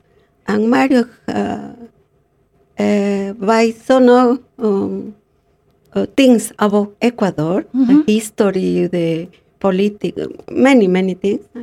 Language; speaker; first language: English; non-native, learner; Spanish